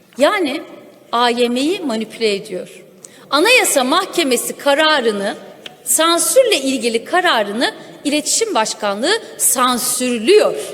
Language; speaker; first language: Turkish; non-native, local second language; Kurdish